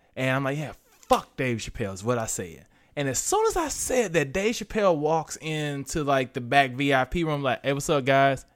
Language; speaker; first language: English; native; English